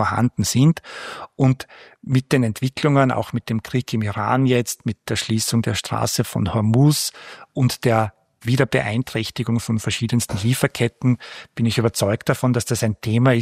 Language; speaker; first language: German; native; German